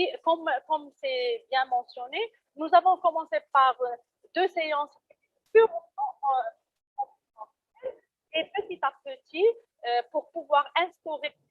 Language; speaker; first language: French; non-native, local second language; Arabic